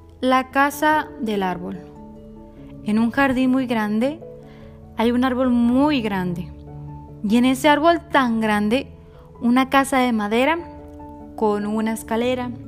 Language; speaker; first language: Spanish; native; Spanish